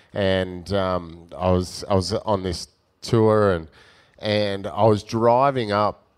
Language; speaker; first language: English; native; English